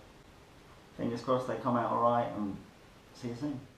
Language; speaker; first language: English; native; English